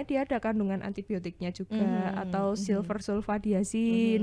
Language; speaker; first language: Indonesian; native; Indonesian